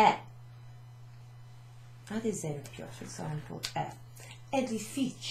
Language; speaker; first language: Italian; non-native, fluent; English